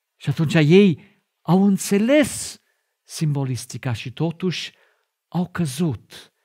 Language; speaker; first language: Romanian; non-native, fluent; German